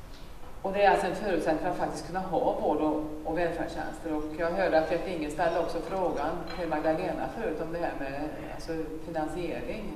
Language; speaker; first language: Swedish; native; Swedish